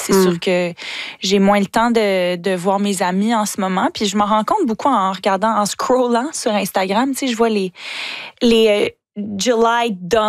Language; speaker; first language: French; native; French